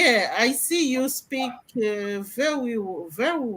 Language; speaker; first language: English; non-native, learner; French